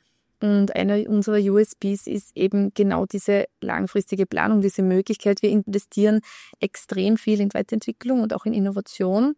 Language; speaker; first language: German; native; German